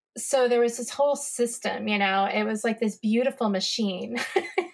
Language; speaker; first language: English; native; English